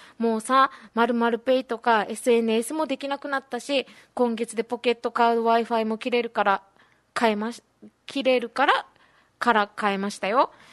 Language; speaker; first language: Japanese; native; Japanese